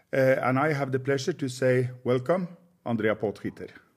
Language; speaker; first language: English; non-native, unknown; Norwegian